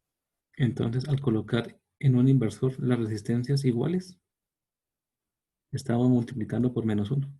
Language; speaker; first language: Spanish; native; Spanish